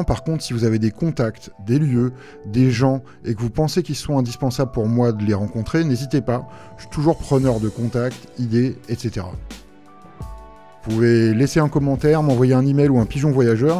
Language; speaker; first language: French; native; French